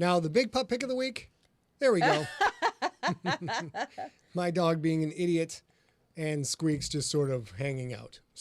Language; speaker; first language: English; native; English